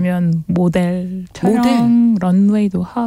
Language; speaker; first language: Korean; non-native, learner; French